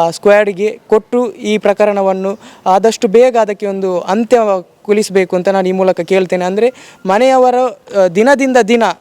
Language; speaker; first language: Kannada; native; Kannada